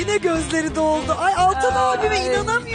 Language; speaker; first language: Turkish; native; Turkish